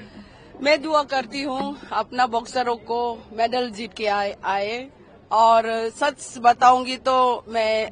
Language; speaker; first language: Hindi; non-native, local second language; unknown